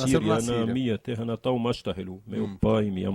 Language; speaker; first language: Portuguese; non-native, learner; Arabic